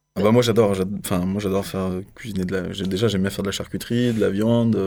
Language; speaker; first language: French; native; French